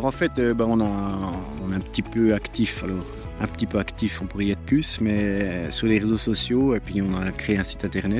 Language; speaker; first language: French; native; French